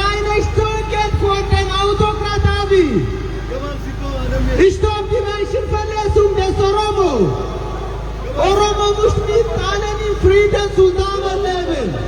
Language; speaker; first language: German; non-native, learner; Oromo